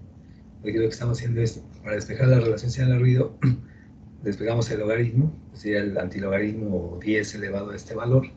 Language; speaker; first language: Spanish; native; Spanish